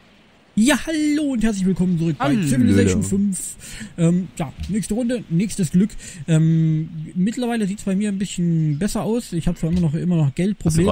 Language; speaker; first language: German; native; German